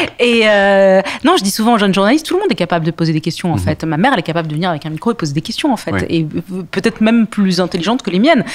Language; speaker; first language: French; early bilingual, other home language; Arabic